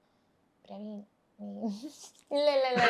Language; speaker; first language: Tamil; non-native, local second language; Malayalam